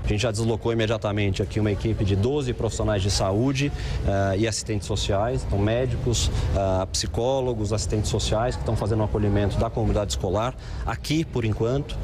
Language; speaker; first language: Portuguese; native; Portuguese